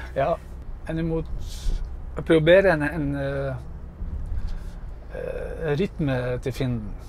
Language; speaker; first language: Dutch; non-native, fluent; Norwegian